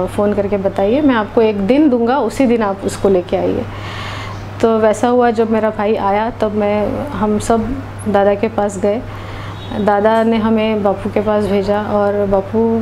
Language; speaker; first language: Hindi; non-native, local second language; Marathi